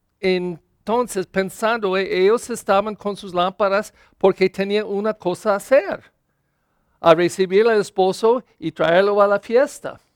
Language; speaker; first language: Spanish; non-native, learner; English